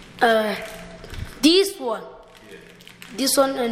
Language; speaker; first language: English; non-native, learner; Swahili